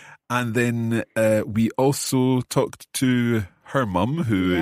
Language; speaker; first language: English; native; English